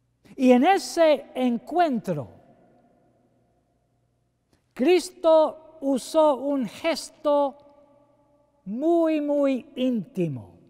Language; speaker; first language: Spanish; non-native, fluent; English